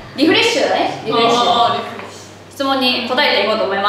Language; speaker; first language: Japanese; native; Japanese